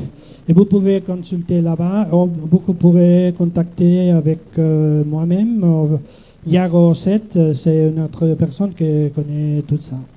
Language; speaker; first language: French; non-native, learner; Spanish